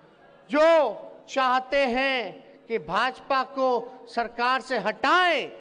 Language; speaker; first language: Hindi; native; Hindi